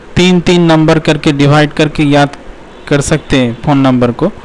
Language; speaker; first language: Hindi; non-native, local second language; Bangla